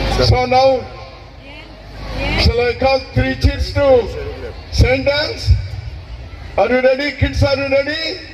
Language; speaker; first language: English; non-native, local second language; Telugu